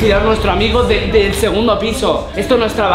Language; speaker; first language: Spanish; native; Spanish